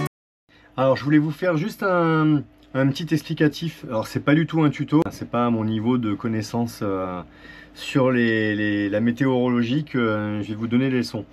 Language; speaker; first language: French; native; French